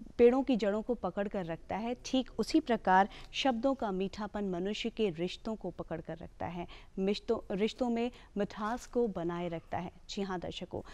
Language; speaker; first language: Hindi; native; Hindi